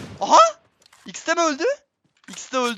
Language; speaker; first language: Turkish; native; Turkish